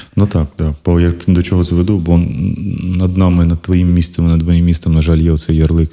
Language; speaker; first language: Ukrainian; non-native, local second language; Russian